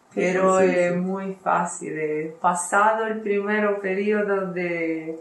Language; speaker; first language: Spanish; non-native, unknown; Italian